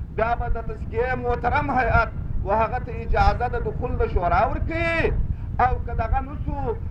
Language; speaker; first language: Pashto; native; Pashto